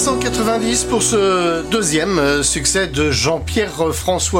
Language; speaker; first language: French; native; French